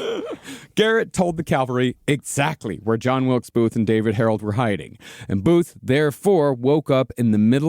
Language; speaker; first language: English; native; English